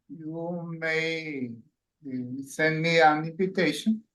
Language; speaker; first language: English; non-native, learner; Spanish